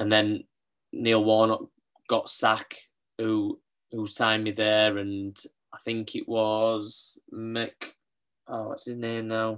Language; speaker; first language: English; native; English